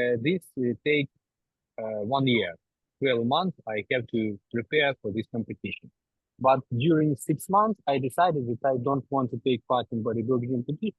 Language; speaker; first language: English; non-native, learner; Ukrainian